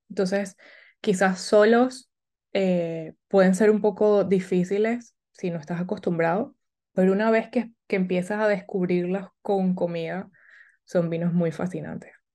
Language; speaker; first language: Spanish; native; Spanish